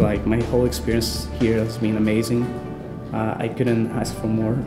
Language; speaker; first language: English; non-native, fluent; Portuguese